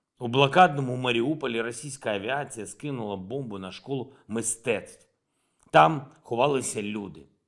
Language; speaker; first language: Ukrainian; non-native, local second language; Russian